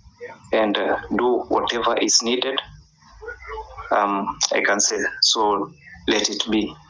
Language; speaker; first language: English; non-native, local second language; Swahili